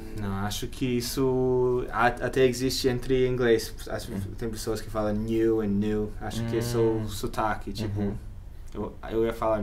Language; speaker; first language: Portuguese; non-native, fluent; English